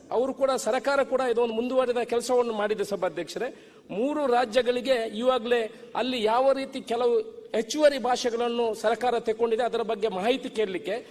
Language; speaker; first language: Kannada; non-native, local second language; Tulu